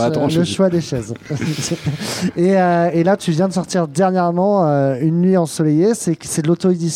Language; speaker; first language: French; native; French